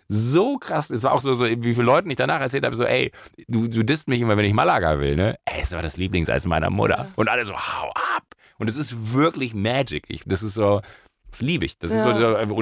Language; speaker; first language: German; native; German